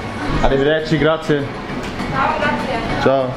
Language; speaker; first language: Italian; non-native, learner; German